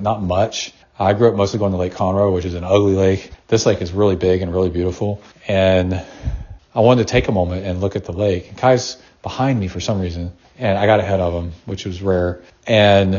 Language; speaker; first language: English; native; English